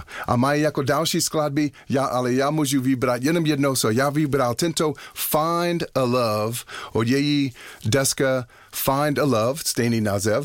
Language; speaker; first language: Czech; non-native, learner; English